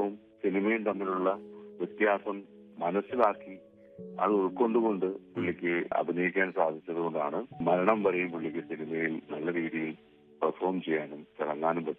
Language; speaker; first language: Malayalam; native; Malayalam